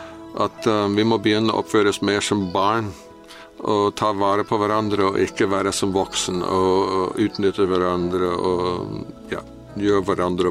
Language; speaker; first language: Norwegian; non-native, fluent; English